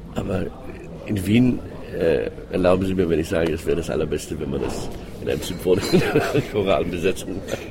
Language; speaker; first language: German; non-native, fluent; Greek